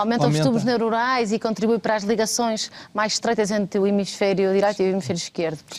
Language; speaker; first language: Portuguese; native; Portuguese